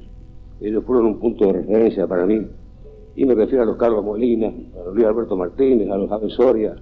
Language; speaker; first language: Spanish; native; Spanish